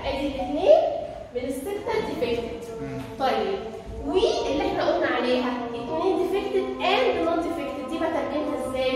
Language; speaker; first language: Arabic; native; Arabic